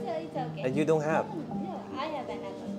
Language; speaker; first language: English; non-native, local second language; Nepali